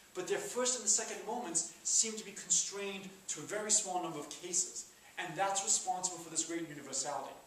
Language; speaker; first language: English; native; English